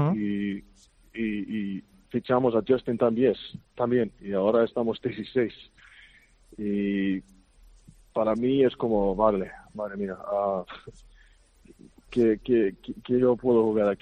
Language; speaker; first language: Spanish; non-native, fluent; Icelandic